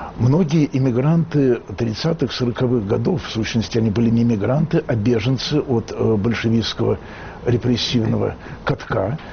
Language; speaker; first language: Russian; native; Russian